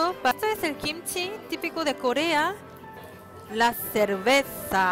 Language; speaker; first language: Spanish; non-native, fluent; Korean